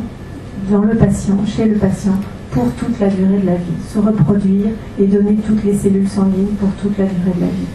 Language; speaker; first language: French; native; French